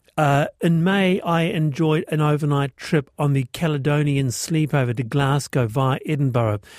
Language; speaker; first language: English; native; English